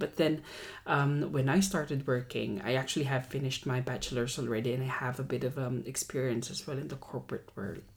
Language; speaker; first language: English; non-native, local second language; Pampanga